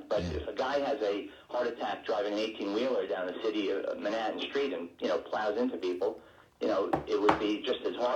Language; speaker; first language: English; native; English